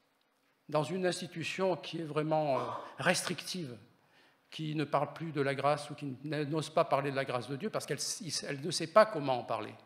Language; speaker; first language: French; native; French